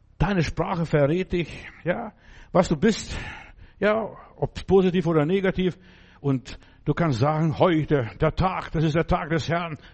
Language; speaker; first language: German; non-native, fluent; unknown